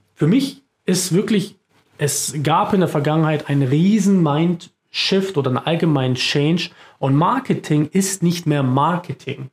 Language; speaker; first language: German; early bilingual, other home language; Croatian